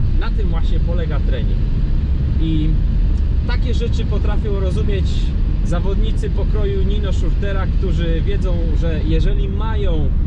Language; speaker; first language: Polish; native; Polish